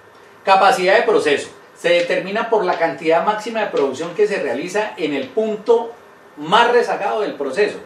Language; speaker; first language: Spanish; native; Spanish